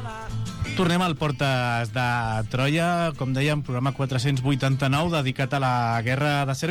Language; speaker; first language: Catalan; native; Catalan